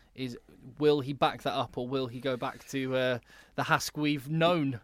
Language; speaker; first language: English; native; English